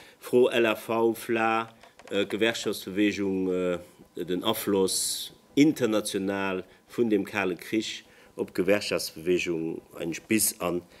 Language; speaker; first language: German; non-native, local second language; Luxembourgish